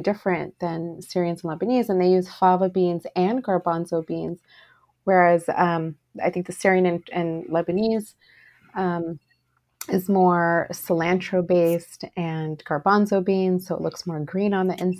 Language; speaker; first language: English; native; English